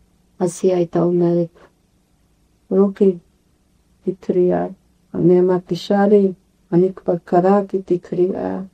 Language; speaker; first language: Hebrew; non-native, fluent; Yiddish